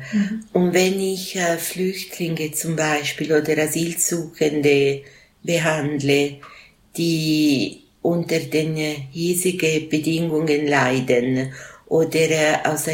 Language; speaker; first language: German; non-native, local second language; Italian